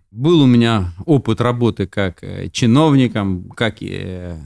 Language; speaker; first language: Russian; native; Russian